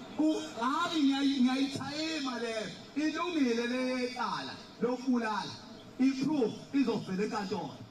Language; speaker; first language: Zulu; native; Zulu